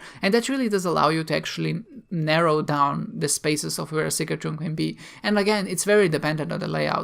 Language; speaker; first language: English; non-native, fluent; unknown